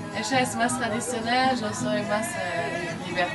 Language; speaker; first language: Spanish; non-native, learner; French